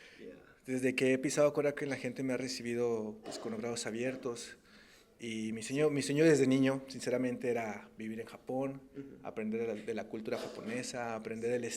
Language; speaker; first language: Spanish; native; Spanish